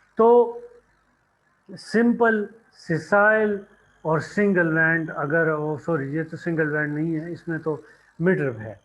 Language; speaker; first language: Urdu; non-native, local second language; Pashto